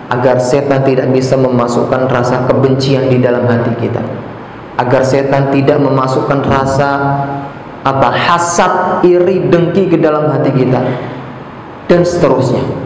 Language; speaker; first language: Indonesian; native; Indonesian